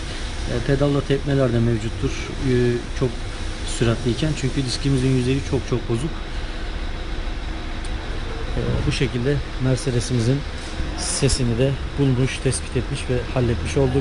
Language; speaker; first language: Turkish; native; Turkish